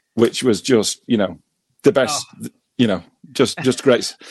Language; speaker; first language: English; native; English